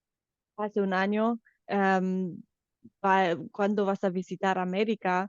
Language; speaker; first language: Spanish; non-native, fluent; Romanian